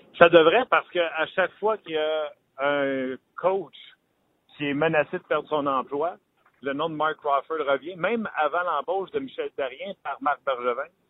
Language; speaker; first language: French; native; French